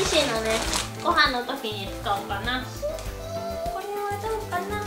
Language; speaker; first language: Japanese; native; Japanese